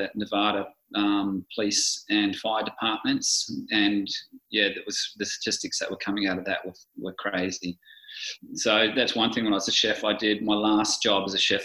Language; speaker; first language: English; native; English